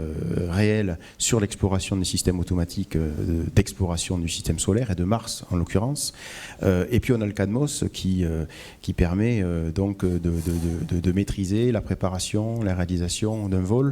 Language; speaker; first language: French; native; French